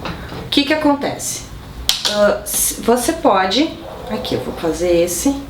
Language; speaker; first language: Portuguese; native; Portuguese